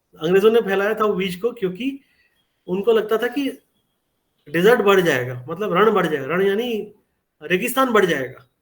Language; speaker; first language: Hindi; native; Hindi